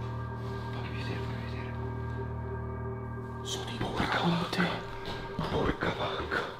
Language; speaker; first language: Italian; native; Italian